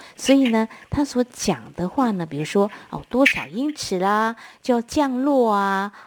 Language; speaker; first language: Chinese; non-native, local second language; Min Nan Chinese